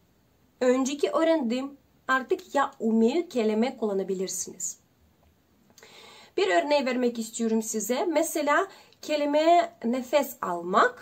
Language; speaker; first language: Turkish; non-native, learner; Russian